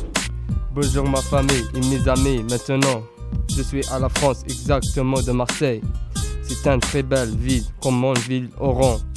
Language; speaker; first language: French; non-native, learner; Arabic